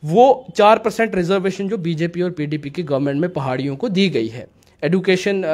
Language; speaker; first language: Hindi; native; Hindi